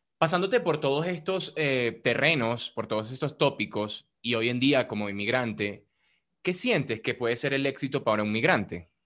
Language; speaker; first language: Spanish; native; Spanish